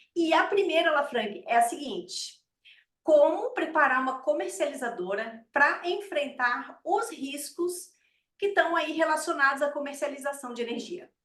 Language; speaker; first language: Portuguese; native; Portuguese